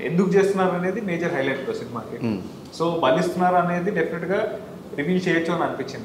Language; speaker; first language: Telugu; native; Telugu